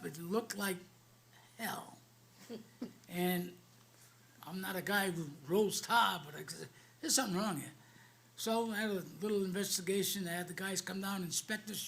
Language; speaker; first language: English; native; English